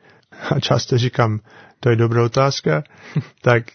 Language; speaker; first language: Czech; non-native, learner; English